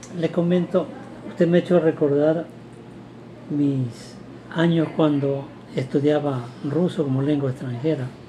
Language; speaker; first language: Spanish; native; Spanish